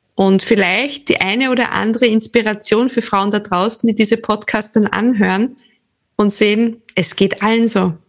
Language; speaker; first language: German; native; German